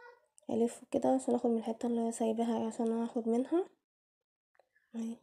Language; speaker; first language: Arabic; native; Arabic